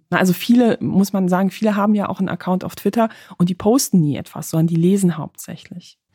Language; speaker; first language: German; early bilingual, other home language; Polish